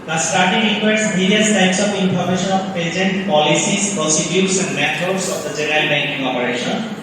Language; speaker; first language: English; non-native, local second language; Bangla